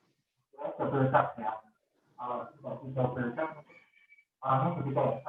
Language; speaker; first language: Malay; non-native, local second language; Javanese